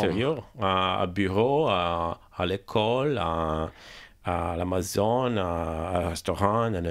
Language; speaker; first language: French; non-native, learner; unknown